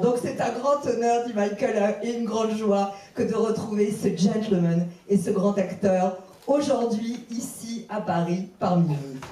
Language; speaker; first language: French; native; French